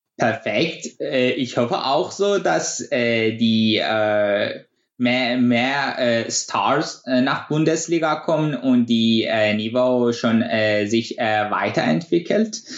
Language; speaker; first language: German; non-native, fluent; Persian